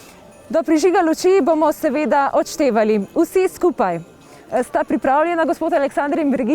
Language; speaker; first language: Slovenian; native; Slovenian